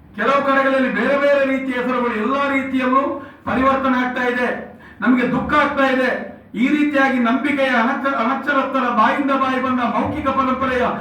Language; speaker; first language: Kannada; non-native, local second language; Tulu